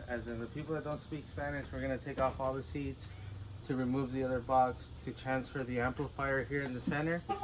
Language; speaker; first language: English; early bilingual, other home language; Spanish